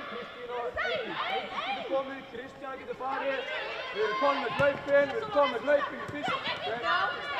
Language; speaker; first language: Icelandic; non-native, learner; Swedish